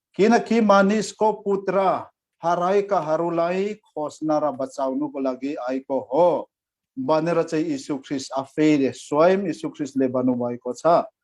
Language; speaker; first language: Nepali; non-native, fluent; Mizo